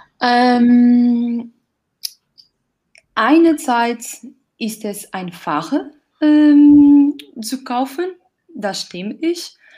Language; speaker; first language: German; non-native, learner; Portuguese